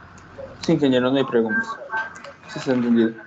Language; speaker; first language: Spanish; native; Spanish